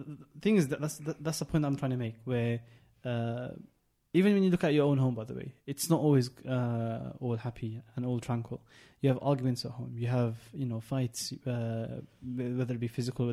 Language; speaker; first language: English; native; English